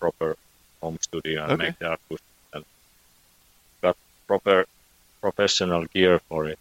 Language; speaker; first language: English; non-native, fluent; Finnish